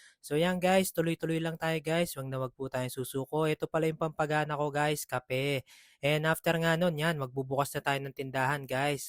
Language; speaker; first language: Filipino; native; Filipino